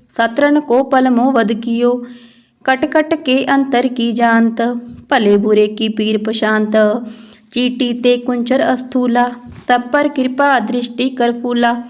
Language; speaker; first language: Hindi; non-native, local second language; Punjabi